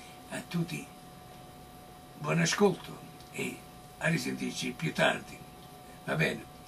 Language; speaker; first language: Italian; early bilingual, heritage; Italian